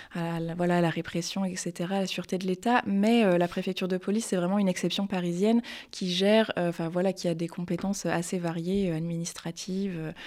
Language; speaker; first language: French; native; French